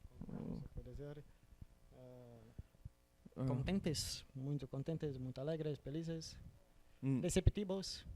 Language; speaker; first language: Spanish; non-native, learner; Portuguese